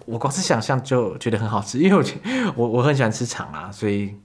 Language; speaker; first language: Chinese; native; Chinese